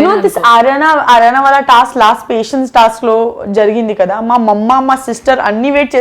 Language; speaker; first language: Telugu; non-native, learner; Gujarati